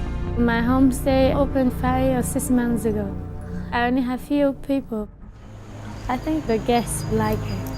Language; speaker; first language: English; non-native, local second language; Hmong